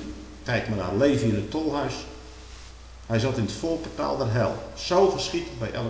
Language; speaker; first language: Dutch; native; Dutch